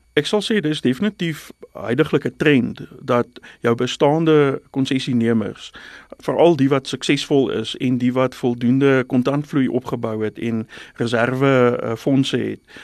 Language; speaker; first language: Afrikaans; non-native, local second language; English